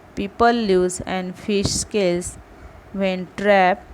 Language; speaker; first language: English; non-native, local second language; Marathi